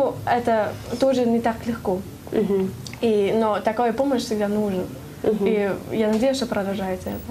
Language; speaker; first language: Russian; non-native, learner; German